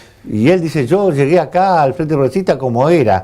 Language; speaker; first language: Spanish; native; Spanish